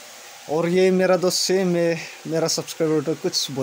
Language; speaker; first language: Hindi; non-native, local second language; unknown